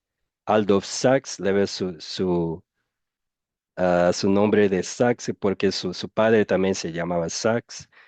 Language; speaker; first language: Spanish; non-native, fluent; Portuguese